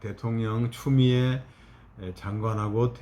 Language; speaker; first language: Korean; native; Korean